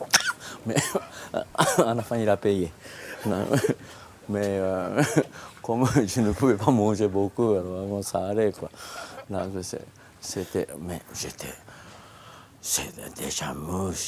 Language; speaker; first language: French; non-native, fluent; Japanese